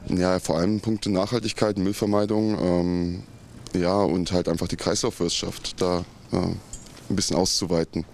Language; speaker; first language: German; native; German